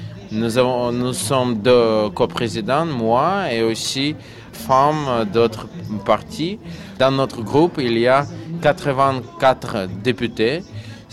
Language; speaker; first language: French; non-native, learner; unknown